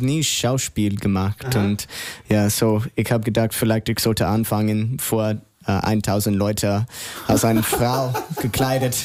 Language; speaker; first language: German; non-native, learner; English